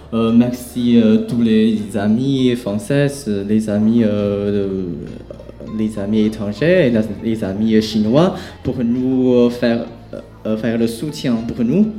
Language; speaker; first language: French; non-native, learner; Chinese